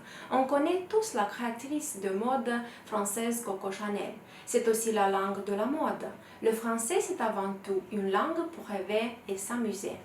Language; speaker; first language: French; non-native, fluent; Romanian